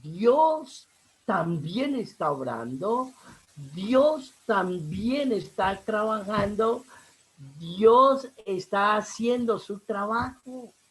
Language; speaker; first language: Spanish; native; Spanish